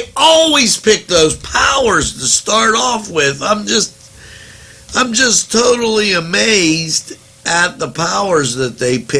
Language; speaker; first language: English; native; English